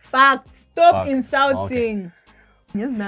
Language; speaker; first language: Russian; non-native, learner; English